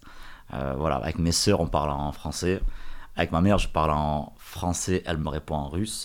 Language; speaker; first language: French; early bilingual, other home language; Russian